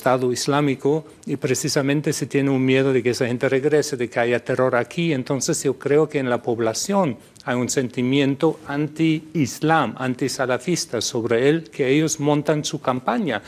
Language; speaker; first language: Spanish; non-native, fluent; German